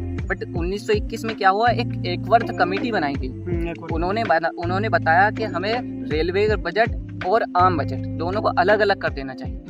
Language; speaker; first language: Hindi; native; Hindi